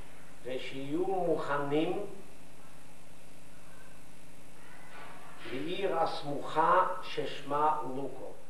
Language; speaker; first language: Hebrew; non-native, fluent; Yiddish